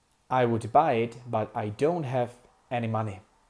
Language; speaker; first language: English; non-native, fluent; Czech